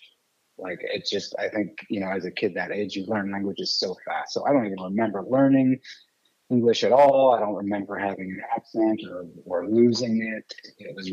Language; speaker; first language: English; early bilingual, other home language; French